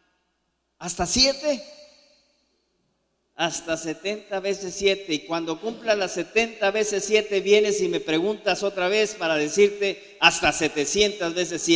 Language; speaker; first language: Spanish; native; Spanish